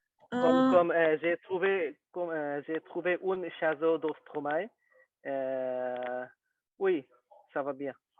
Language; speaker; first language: French; non-native, learner; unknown